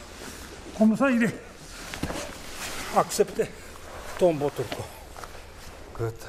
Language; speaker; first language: French; non-native, learner; Japanese